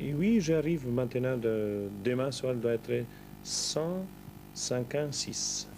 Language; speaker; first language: French; non-native, fluent; Spanish